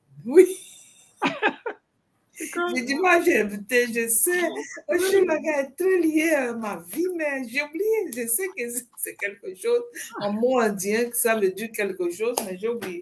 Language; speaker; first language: French; non-native, fluent; Portuguese